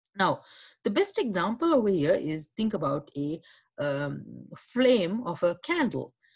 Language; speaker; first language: English; non-native, local second language; Sinhala